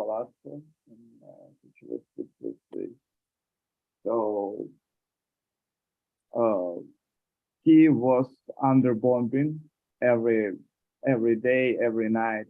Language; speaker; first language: English; non-native, learner; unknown